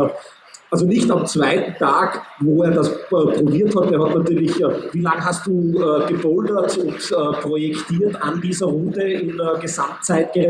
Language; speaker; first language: German; native; German